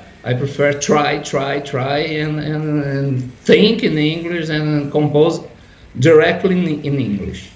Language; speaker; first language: English; non-native, learner; Portuguese